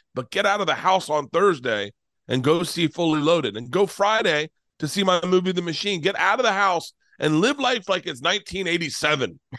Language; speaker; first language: English; native; English